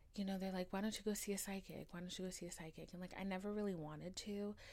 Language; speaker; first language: English; early bilingual, other home language; Haitian Creole